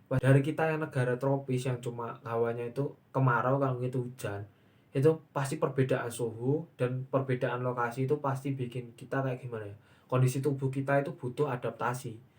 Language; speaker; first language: Indonesian; native; Indonesian